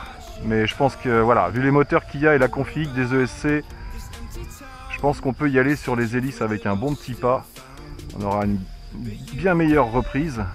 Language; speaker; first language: French; native; French